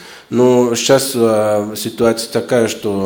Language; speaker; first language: Russian; non-native, fluent; German